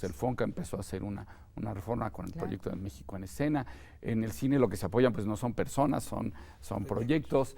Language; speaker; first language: Spanish; native; Spanish